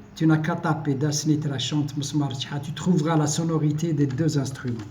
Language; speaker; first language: French; non-native, local second language; Arabic